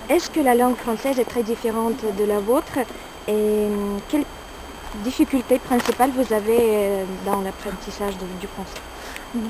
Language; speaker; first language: French; non-native, fluent; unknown